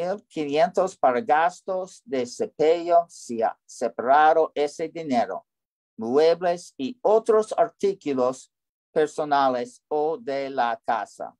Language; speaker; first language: Spanish; non-native, learner; English